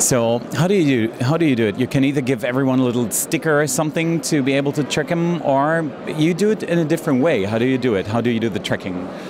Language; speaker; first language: English; non-native, fluent; German